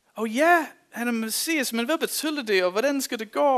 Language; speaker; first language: Danish; non-native, fluent; English